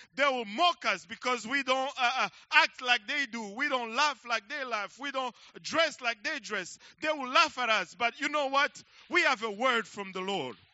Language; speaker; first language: English; non-native, fluent; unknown